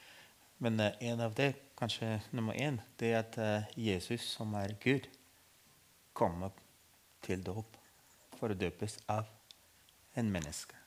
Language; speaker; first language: Norwegian; non-native, fluent; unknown